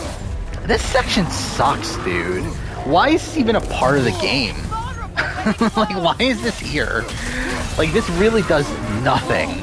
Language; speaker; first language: English; native; English